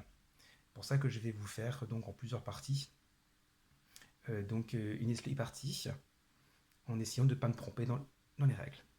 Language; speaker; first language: French; native; French